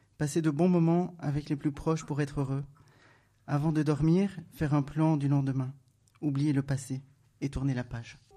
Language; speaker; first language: French; native; French